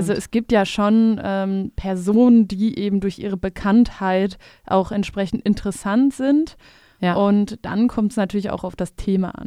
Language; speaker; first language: German; native; German